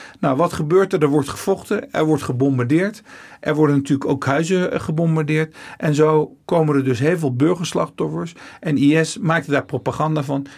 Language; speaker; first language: Dutch; early bilingual, other home language; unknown